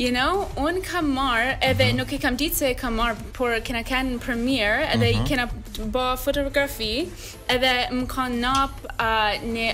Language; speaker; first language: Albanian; early bilingual, heritage; Albanian